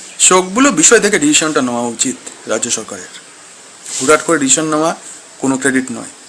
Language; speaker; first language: Bangla; non-native, local second language; Kok Borok